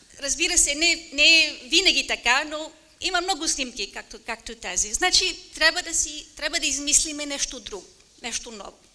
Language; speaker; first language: Bulgarian; non-native, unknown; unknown